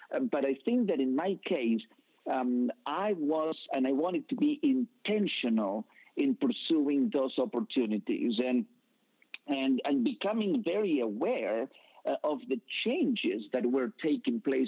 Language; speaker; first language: English; non-native, fluent; Spanish